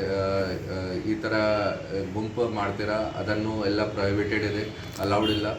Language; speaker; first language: Kannada; non-native, fluent; Hindi